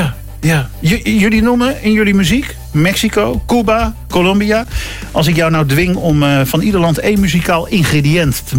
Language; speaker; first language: Dutch; native; Dutch